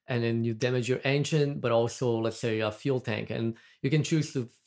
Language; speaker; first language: English; non-native, fluent; Portuguese